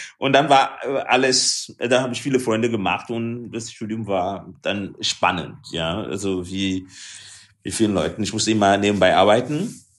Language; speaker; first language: German; non-native, fluent; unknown